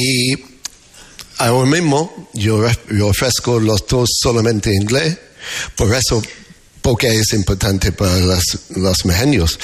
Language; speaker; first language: Spanish; non-native, fluent; English